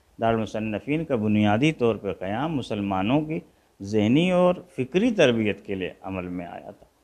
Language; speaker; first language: Urdu; native; Urdu